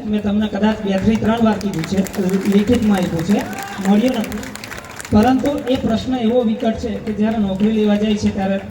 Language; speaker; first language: Gujarati; native; Gujarati